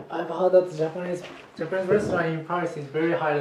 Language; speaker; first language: English; non-native, fluent; Japanese